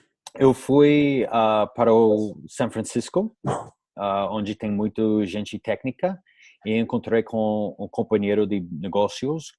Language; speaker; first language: Portuguese; non-native, learner; English